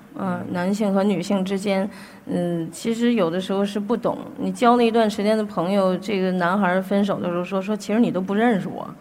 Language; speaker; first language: Chinese; native; Chinese